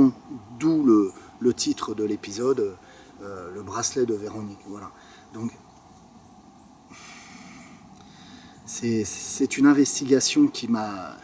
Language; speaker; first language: French; native; French